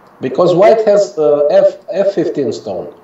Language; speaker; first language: English; non-native, fluent; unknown